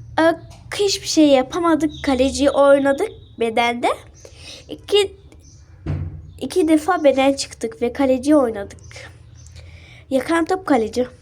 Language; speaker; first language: Turkish; early bilingual, other home language; Arabic